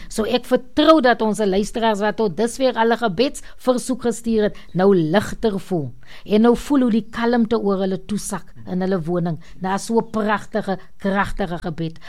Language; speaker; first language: Afrikaans; native; Afrikaans